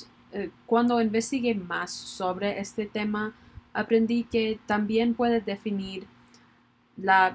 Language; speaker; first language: Spanish; non-native, learner; English